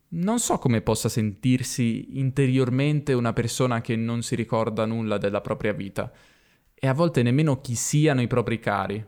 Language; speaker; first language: Italian; native; Italian